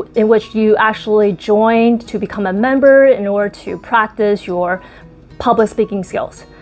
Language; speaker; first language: English; early bilingual, other home language; Chinese